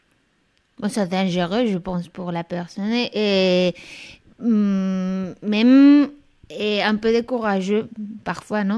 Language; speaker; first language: French; non-native, fluent; Spanish